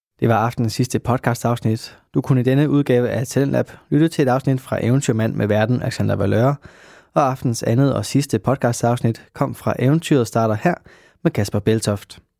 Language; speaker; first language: Danish; native; Danish